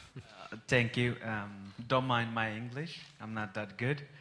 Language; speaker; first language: English; non-native, fluent; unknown